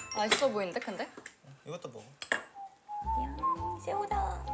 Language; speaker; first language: Korean; non-native, fluent; Russian